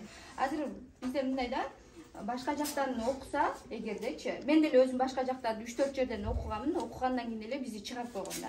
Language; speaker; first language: Kyrgyz; native; Kyrgyz